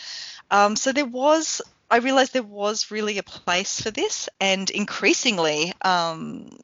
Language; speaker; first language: English; native; English